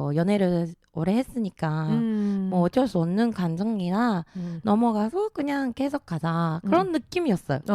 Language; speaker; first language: Korean; early bilingual, heritage; Japanese